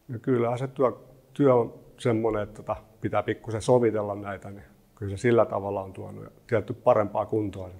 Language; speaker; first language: Finnish; native; Finnish